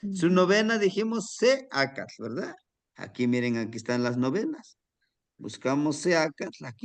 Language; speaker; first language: Spanish; native; Spanish